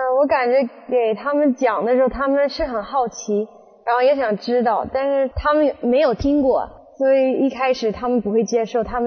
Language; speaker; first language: Chinese; early bilingual, other home language; English